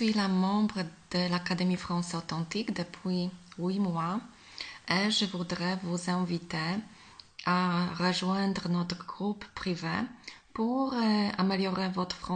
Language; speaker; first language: French; non-native, learner; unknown